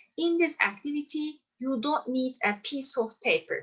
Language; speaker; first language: English; non-native, fluent; Turkish